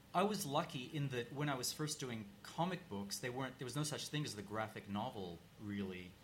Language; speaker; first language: English; native; English